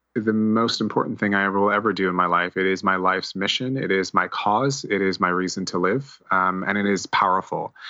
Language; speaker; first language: English; native; English